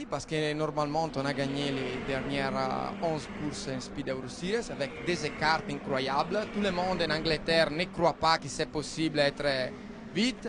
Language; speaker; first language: French; non-native, fluent; Italian